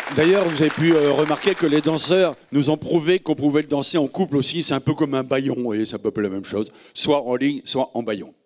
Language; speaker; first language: French; native; French